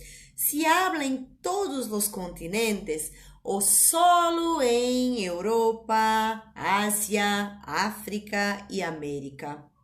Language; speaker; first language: Spanish; non-native, fluent; Portuguese